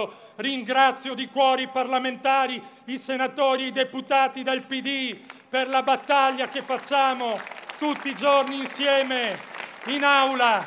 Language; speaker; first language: Italian; native; Italian